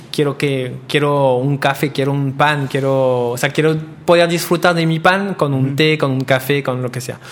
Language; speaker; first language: Spanish; non-native, fluent; French